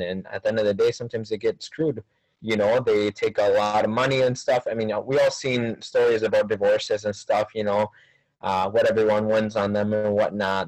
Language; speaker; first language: English; early bilingual, other home language; Spanish